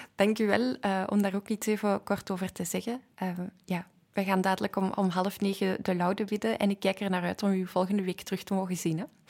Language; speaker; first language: Dutch; native; Dutch